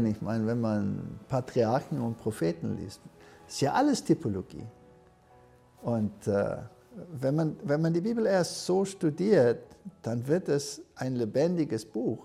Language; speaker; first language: German; early bilingual, heritage; German